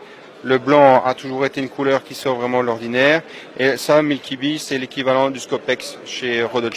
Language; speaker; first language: French; native; French